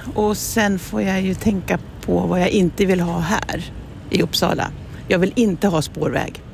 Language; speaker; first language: Swedish; native; Swedish